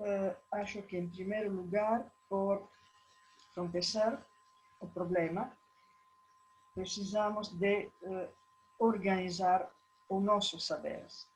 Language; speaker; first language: Portuguese; non-native, learner; Italian